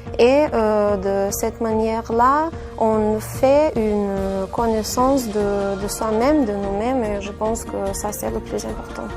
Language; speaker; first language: French; non-native, fluent; Serbian